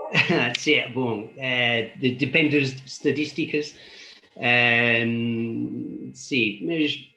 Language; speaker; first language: Portuguese; non-native, fluent; English